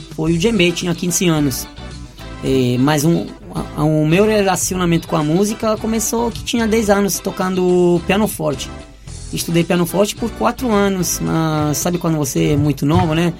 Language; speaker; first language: Portuguese; non-native, fluent; Italian